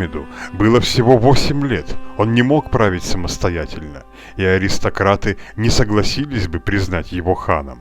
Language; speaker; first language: Russian; native; Russian